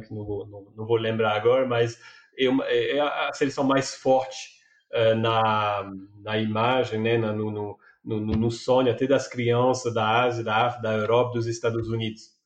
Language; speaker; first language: Portuguese; non-native, fluent; French